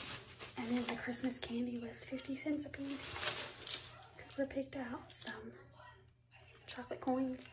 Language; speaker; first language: English; native; English